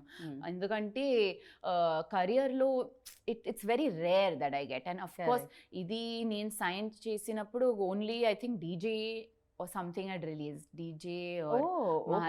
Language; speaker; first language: Telugu; non-native, learner; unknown